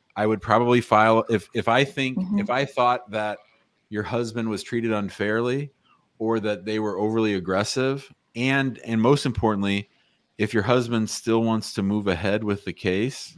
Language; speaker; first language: English; native; English